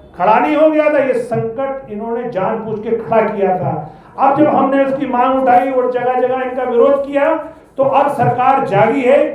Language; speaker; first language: Hindi; native; Hindi